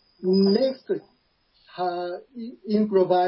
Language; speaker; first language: English; non-native, learner; Japanese